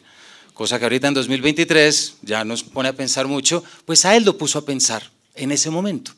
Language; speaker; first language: Spanish; native; Spanish